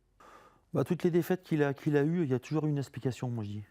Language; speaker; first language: French; native; French